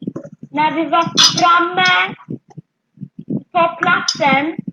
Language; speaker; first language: Swedish; early bilingual, other home language; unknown